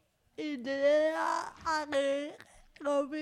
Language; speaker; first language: Spanish; non-native, learner; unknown